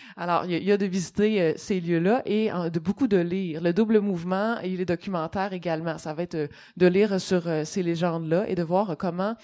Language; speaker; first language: French; native; French